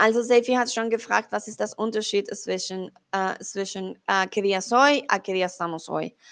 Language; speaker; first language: German; non-native, fluent; Spanish